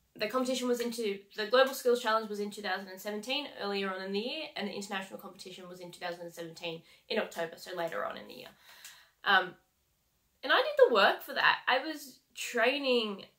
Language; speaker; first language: English; native; English